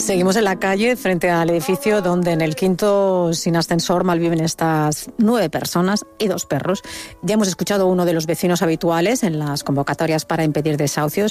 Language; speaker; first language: Spanish; native; Spanish